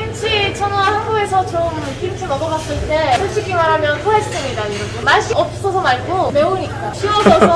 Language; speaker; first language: Korean; non-native, learner; Italian